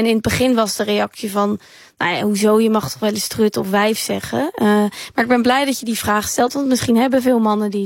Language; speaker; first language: Dutch; native; Dutch